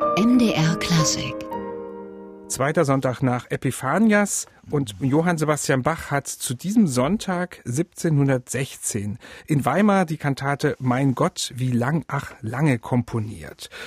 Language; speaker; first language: German; native; German